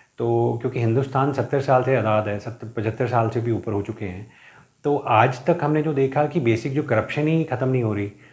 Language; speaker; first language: Hindi; non-native, local second language; Punjabi